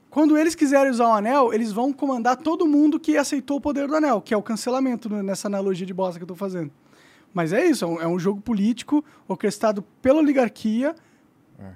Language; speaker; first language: Portuguese; native; Portuguese